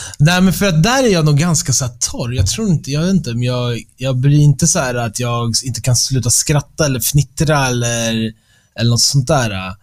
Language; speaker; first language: Swedish; early bilingual, other home language; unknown